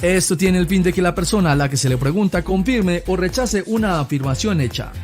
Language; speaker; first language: Spanish; native; Spanish